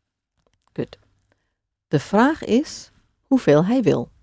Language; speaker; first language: Dutch; non-native, fluent; English